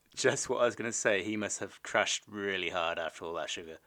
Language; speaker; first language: English; native; English